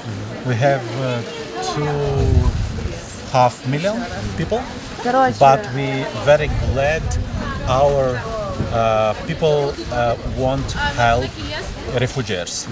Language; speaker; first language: English; non-native, learner; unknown